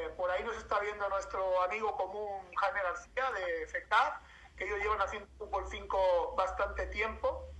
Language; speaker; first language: Spanish; native; Spanish